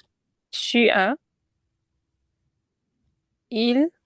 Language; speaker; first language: French; non-native, learner; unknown